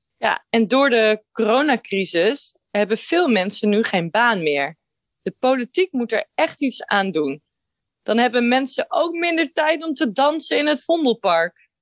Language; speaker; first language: Dutch; native; Dutch